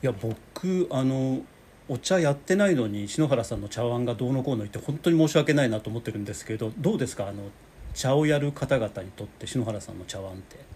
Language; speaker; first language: Japanese; native; Japanese